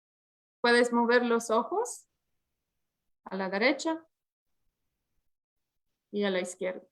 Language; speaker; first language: Spanish; early bilingual, heritage; English